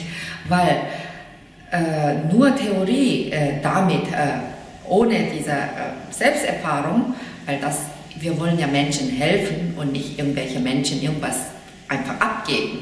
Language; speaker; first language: German; non-native, fluent; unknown